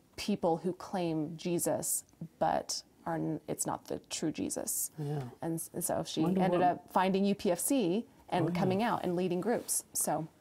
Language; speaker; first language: English; native; English